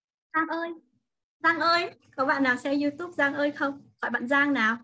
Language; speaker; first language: Vietnamese; native; Vietnamese